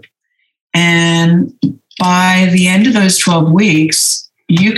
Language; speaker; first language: English; native; English